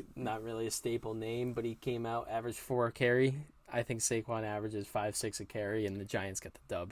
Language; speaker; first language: English; native; English